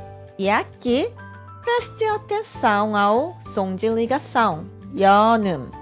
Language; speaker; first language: Portuguese; non-native, fluent; Korean